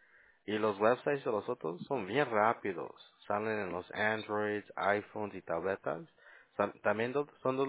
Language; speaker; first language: Spanish; early bilingual, heritage; Spanish